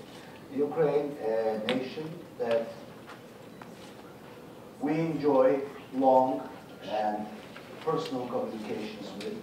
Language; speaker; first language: English; non-native, fluent; Georgian